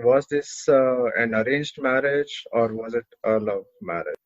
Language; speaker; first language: English; non-native, local second language; Hindi